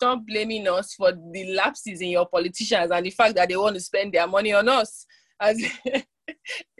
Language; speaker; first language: English; non-native, local second language; Igbo